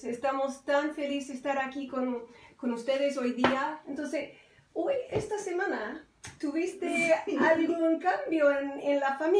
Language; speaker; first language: Spanish; non-native, fluent; English